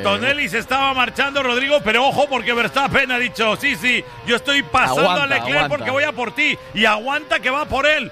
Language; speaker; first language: Spanish; native; Spanish